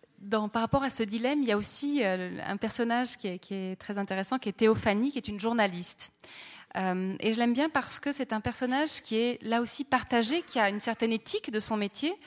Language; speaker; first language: French; native; French